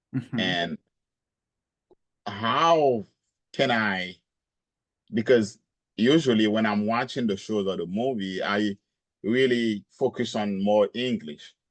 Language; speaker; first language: English; non-native, local second language; Haitian Creole